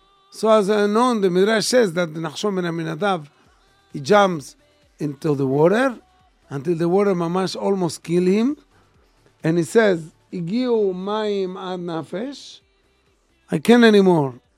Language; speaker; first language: English; non-native, fluent; Hebrew